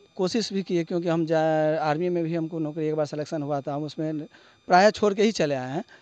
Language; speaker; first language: Hindi; non-native, local second language; Maithili